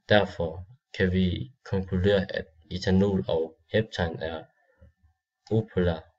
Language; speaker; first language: Danish; non-native, learner; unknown